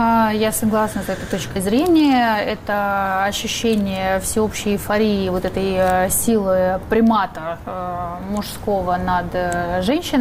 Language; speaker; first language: Russian; native; Russian